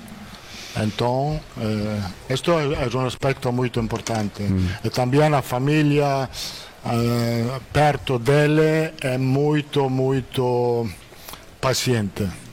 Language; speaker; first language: Spanish; non-native, fluent; Italian